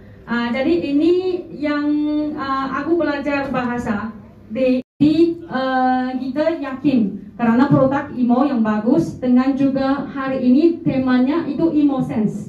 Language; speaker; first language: Indonesian; non-native, learner; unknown